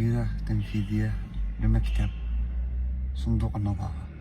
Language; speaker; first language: Arabic; native; Arabic